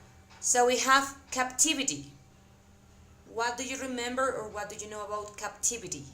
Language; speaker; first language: English; non-native, fluent; Spanish